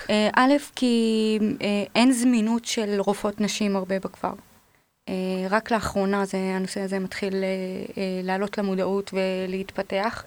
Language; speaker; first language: Hebrew; non-native, local second language; Arabic